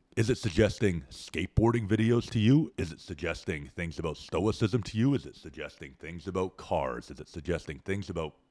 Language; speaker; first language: English; native; English